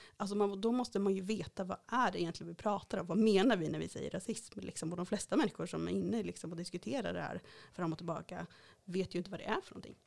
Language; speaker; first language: Swedish; native; Swedish